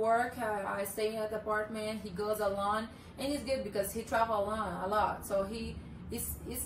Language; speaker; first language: English; non-native, learner; Portuguese